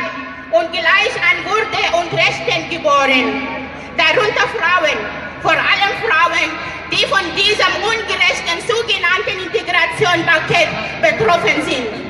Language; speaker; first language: German; non-native, fluent; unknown